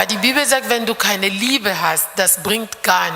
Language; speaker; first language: German; non-native, fluent; French